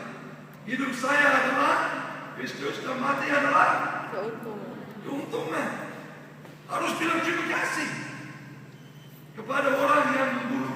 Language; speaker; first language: Indonesian; non-native, learner; English